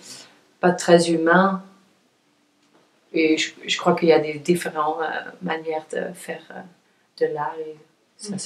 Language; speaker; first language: French; non-native, fluent; Dutch